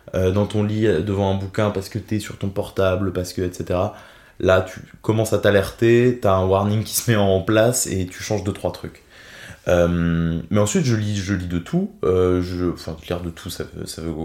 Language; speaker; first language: French; native; French